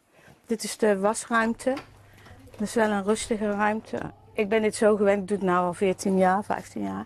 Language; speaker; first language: Dutch; native; Dutch